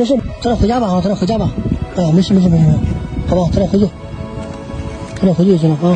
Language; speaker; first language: Chinese; native; Chinese